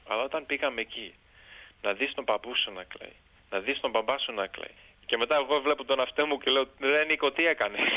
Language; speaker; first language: Greek; early bilingual, heritage; Greek